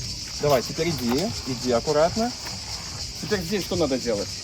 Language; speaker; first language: Russian; native; Russian